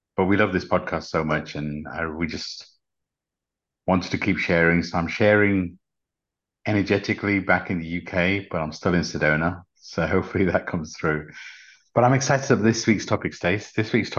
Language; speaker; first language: English; native; English